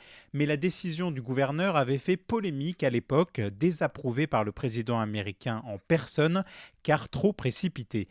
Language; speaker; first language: French; native; French